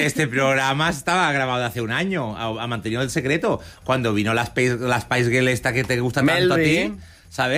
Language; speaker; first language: Spanish; native; Spanish